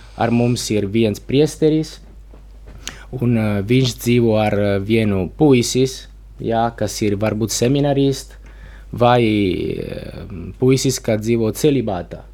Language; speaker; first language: Latvian; non-native, learner; Italian